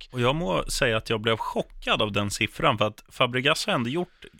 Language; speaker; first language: Swedish; native; Swedish